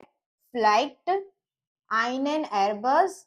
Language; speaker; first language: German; non-native, learner; Gujarati